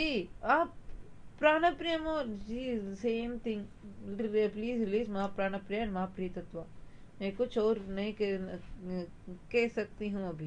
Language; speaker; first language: Hindi; non-native, local second language; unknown